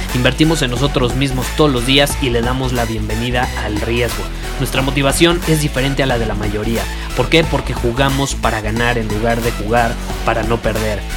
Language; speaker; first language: Spanish; native; Spanish